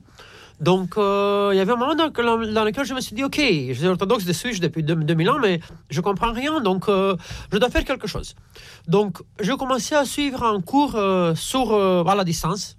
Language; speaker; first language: French; non-native, fluent; Romanian